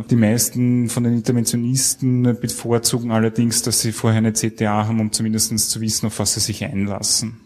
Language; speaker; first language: German; native; German